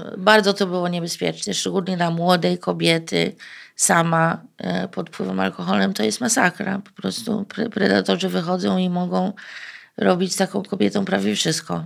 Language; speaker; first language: Polish; early bilingual, heritage; Polish